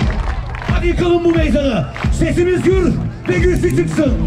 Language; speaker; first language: Turkish; native; Turkish